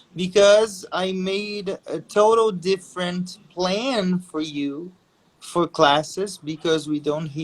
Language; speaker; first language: English; non-native, fluent; Portuguese